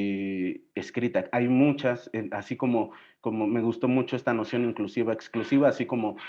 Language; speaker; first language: Spanish; native; Spanish